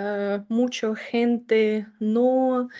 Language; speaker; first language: Spanish; non-native, fluent; Ukrainian